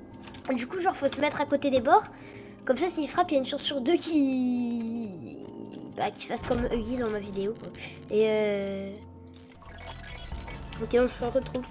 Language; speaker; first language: French; native; French